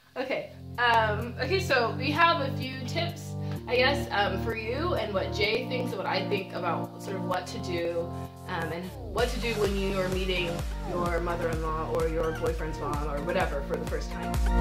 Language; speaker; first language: English; native; English